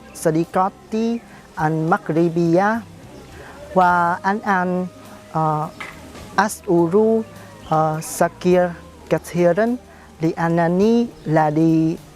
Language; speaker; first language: Arabic; non-native, learner; Vietnamese